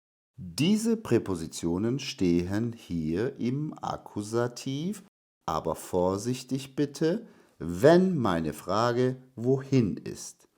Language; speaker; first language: German; non-native, fluent; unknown